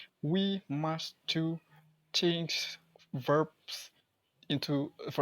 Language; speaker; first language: English; non-native, learner; Indonesian